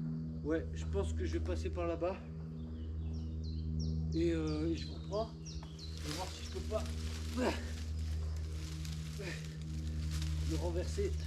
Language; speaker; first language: French; native; French